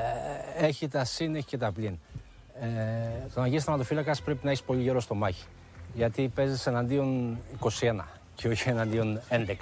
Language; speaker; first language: Greek; native; Greek